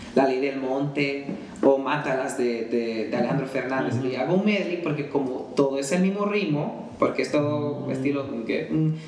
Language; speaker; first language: Spanish; early bilingual, heritage; Spanish